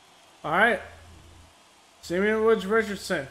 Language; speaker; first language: English; native; English